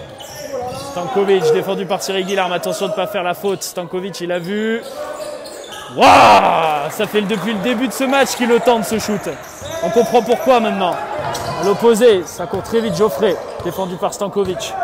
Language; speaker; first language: French; native; French